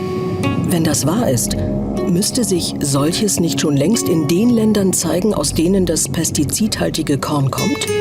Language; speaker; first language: German; native; German